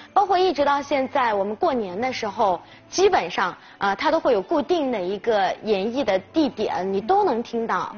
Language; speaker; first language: Chinese; native; Chinese